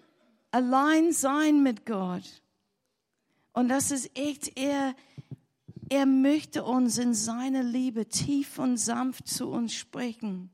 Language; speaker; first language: German; non-native, learner; English